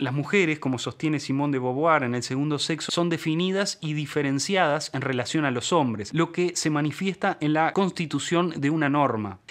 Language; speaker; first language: Spanish; native; Spanish